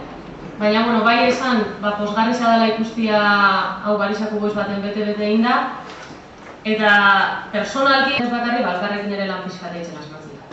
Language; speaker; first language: Basque; native; Basque